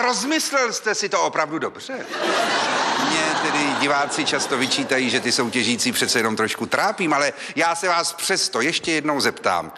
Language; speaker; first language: Czech; native; Czech